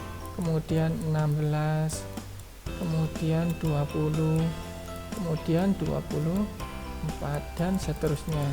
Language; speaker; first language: Indonesian; native; Indonesian